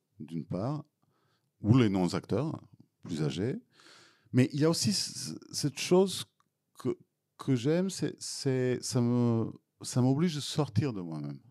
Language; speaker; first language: French; non-native, fluent; Serbian